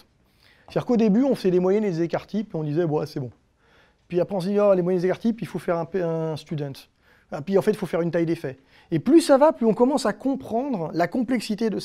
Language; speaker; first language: French; native; French